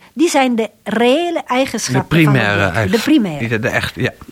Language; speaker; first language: Dutch; non-native, fluent; Italian